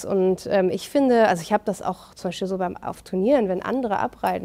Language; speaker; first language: German; native; German